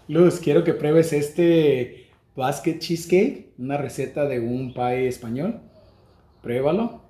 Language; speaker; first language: Spanish; native; Spanish